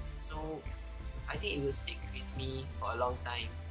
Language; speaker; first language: English; non-native, local second language; Malay